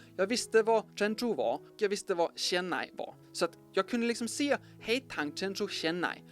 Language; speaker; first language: Swedish; native; Swedish